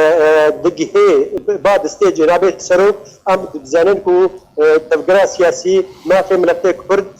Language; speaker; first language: Kurdish; native; Kurdish